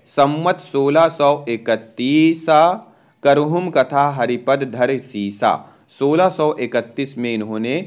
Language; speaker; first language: Hindi; native; Hindi